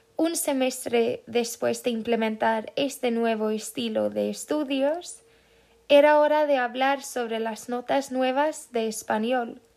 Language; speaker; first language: Spanish; non-native, fluent; Swedish